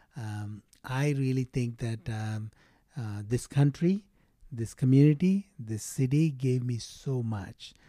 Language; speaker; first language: English; non-native, local second language; Telugu